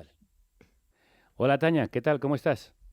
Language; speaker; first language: Spanish; native; Spanish